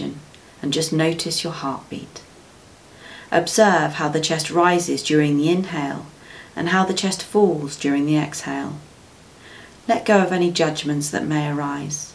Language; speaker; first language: English; native; English